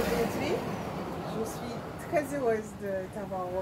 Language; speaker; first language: French; native; French